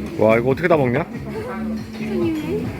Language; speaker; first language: Korean; native; Korean